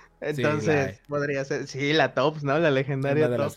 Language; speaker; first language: Spanish; native; Spanish